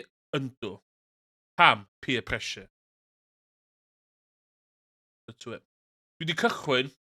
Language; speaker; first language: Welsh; non-native, learner; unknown